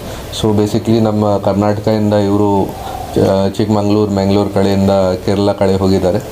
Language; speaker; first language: Kannada; non-native, fluent; Hindi